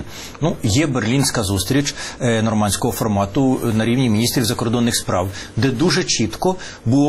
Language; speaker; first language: Ukrainian; native; Ukrainian